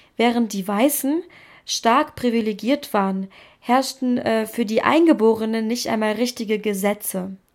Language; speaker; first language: German; native; German